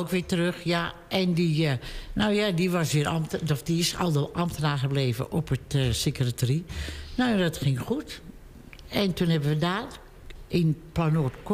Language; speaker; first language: Dutch; native; Dutch